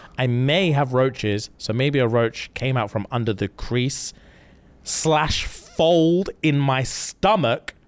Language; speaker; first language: English; native; English